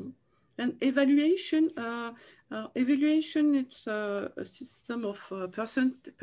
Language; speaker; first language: English; non-native, learner; French